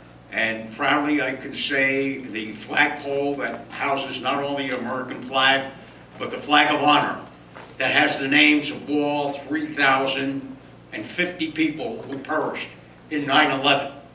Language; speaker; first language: English; early bilingual, other home language; Italian